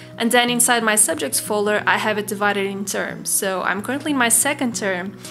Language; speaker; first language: English; non-native, fluent; Portuguese